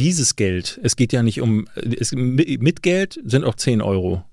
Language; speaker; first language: German; native; German